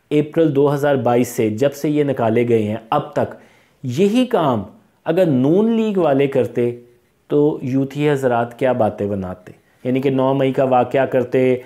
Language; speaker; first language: Urdu; non-native, local second language; Punjabi